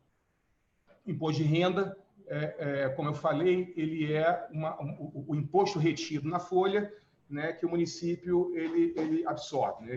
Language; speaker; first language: Portuguese; native; Portuguese